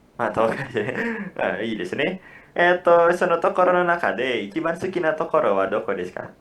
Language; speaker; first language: Japanese; non-native, fluent; Indonesian